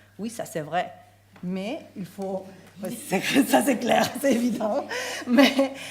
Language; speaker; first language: French; non-native, fluent; Spanish